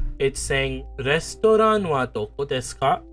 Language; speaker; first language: Japanese; non-native, learner; English